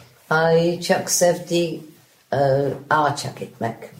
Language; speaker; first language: Turkish; non-native, learner; English